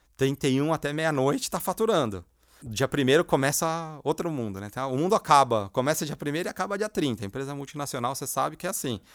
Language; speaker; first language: Portuguese; native; Portuguese